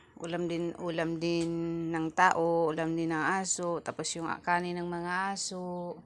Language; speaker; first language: Filipino; non-native, local second language; Cebuano